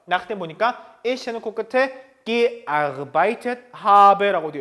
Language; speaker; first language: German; non-native, fluent; Korean